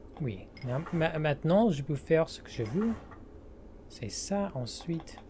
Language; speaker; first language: French; non-native, learner; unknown